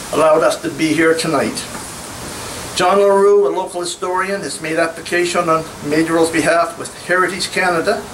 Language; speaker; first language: English; native; English